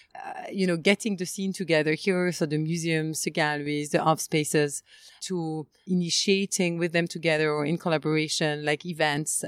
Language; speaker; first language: English; non-native, fluent; French